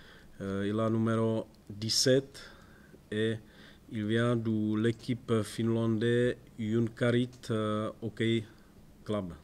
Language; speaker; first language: French; non-native, fluent; Czech